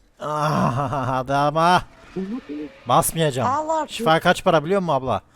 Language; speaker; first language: Turkish; native; Turkish